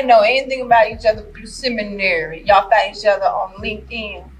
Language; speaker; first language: English; native; English